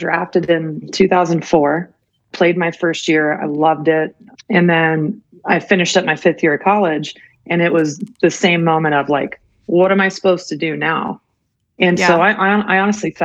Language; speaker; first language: English; native; English